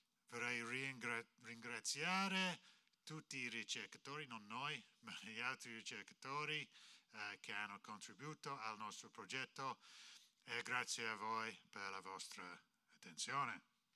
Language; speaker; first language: Italian; non-native, fluent; English